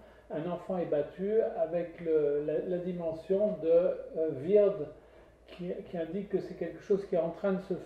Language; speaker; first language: French; native; French